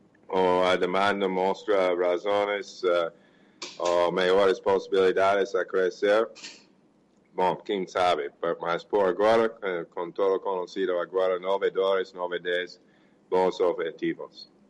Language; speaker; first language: Portuguese; non-native, fluent; English